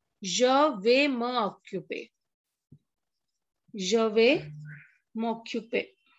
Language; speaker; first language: French; non-native, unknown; Hindi